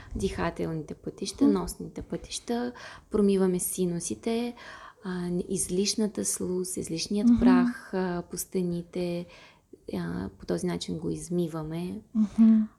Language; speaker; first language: Bulgarian; non-native, fluent; Russian